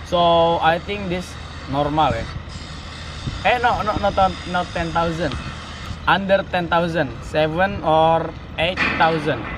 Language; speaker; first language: English; non-native, learner; Indonesian